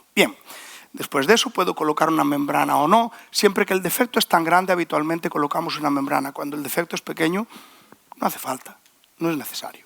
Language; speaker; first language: Spanish; native; Spanish